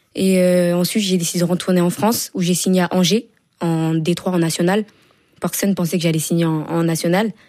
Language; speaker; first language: French; native; French